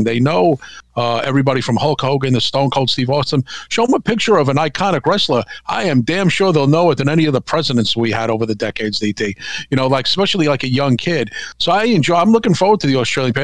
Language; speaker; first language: English; native; English